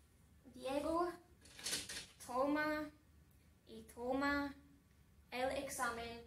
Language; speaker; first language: Spanish; non-native, fluent; English